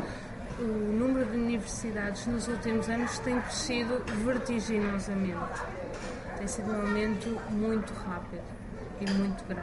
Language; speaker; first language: Portuguese; native; Portuguese